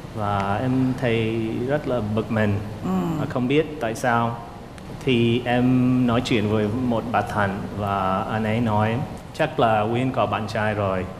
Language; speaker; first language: Vietnamese; non-native, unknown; English